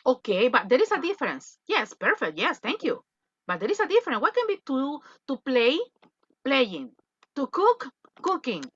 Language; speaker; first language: English; non-native, fluent; Spanish